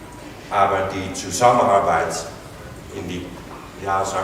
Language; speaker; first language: German; non-native, learner; Dutch